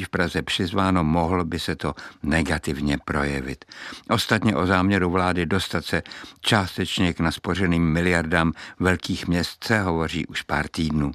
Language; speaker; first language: Czech; native; Czech